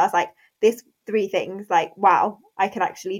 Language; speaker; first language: English; native; English